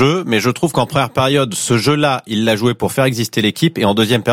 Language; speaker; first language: French; native; French